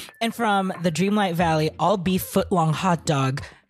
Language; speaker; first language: English; non-native, local second language; Filipino